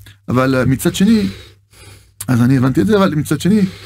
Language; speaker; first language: Hebrew; non-native, fluent; French